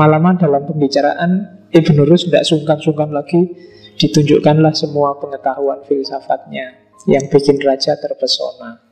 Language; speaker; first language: Indonesian; native; Indonesian